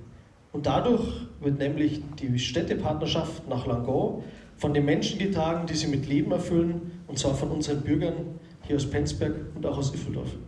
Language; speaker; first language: German; native; German